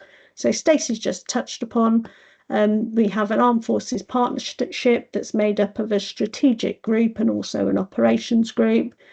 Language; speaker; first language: English; native; English